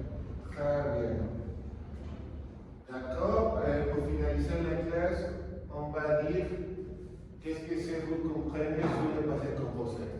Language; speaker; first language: French; non-native, learner; Spanish